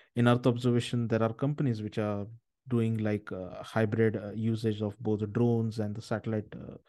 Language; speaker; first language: English; non-native, local second language; Marathi